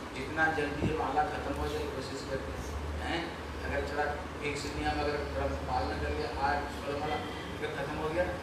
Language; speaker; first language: Hindi; non-native, local second language; Bangla